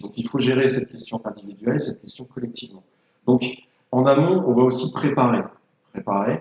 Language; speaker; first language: French; native; French